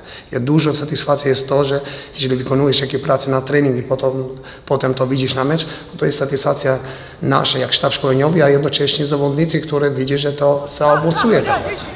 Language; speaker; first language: Polish; non-native, fluent; Albanian